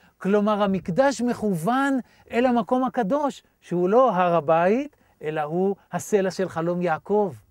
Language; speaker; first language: Hebrew; native; Hebrew